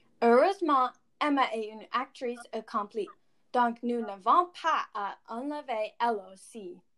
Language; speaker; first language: French; non-native, learner; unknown